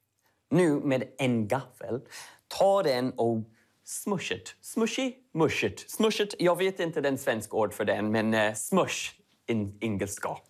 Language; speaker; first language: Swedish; non-native, learner; English